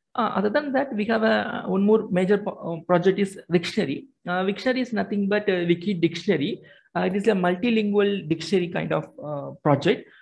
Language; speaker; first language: English; non-native, local second language; Tamil